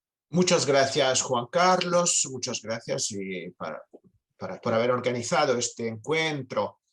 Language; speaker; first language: Spanish; non-native, fluent; Italian